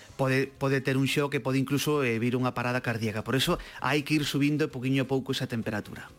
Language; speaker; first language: Galician; native; Galician